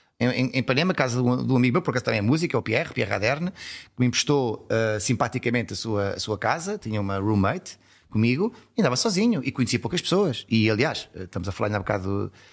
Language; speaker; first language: Portuguese; early bilingual, heritage; Portuguese